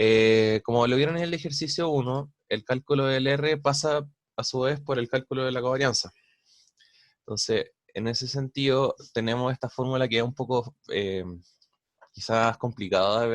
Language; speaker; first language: Spanish; native; Spanish